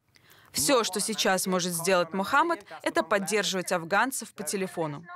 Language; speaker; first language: Russian; native; Russian